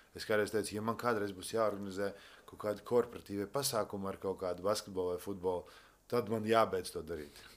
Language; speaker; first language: Latvian; native; Latvian